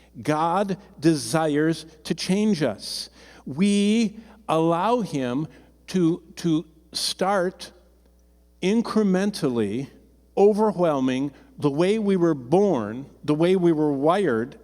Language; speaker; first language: English; native; English